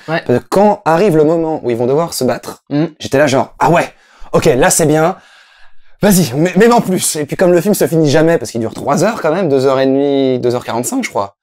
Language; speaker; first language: French; native; French